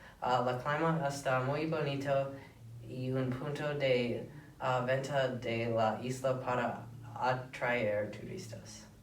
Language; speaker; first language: Spanish; non-native, learner; English